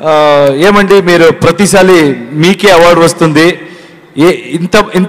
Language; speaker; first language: Telugu; non-native, learner; Kannada